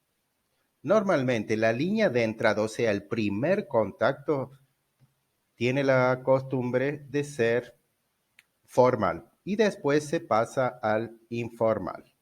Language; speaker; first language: Spanish; non-native, fluent; Portuguese